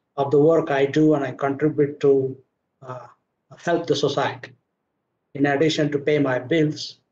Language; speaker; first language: English; non-native, local second language; Marathi